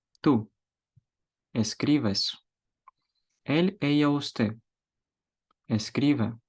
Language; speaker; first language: Spanish; non-native, fluent; Ukrainian